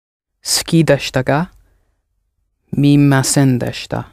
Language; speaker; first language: Japanese; non-native, learner; English